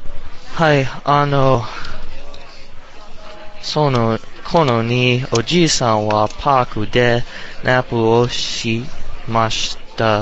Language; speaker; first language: Japanese; non-native, learner; English